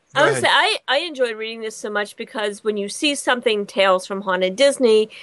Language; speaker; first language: English; native; English